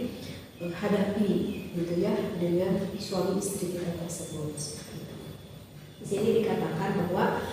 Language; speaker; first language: Indonesian; native; Indonesian